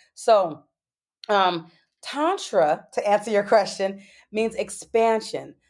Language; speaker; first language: English; native; English